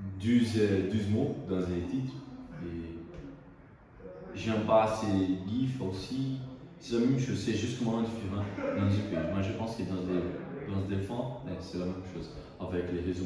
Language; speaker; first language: French; non-native, learner; Portuguese